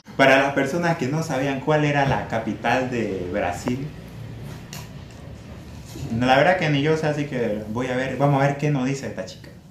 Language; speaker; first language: Spanish; native; Spanish